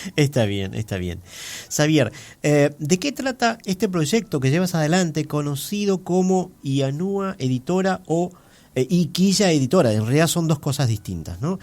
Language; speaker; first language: Spanish; native; Spanish